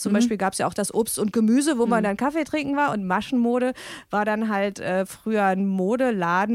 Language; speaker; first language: German; native; German